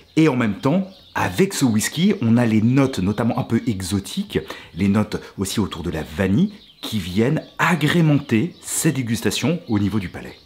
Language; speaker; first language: French; native; French